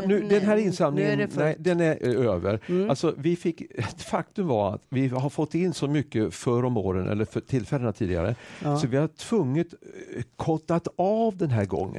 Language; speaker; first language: Swedish; native; Swedish